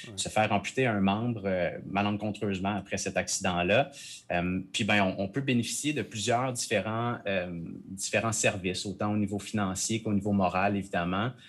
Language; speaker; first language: French; native; French